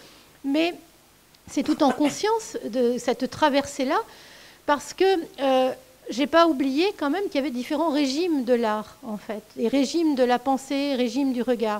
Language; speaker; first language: French; native; French